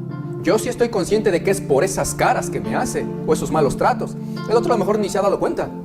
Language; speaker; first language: Spanish; native; Spanish